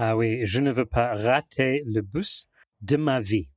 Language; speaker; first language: French; non-native, fluent; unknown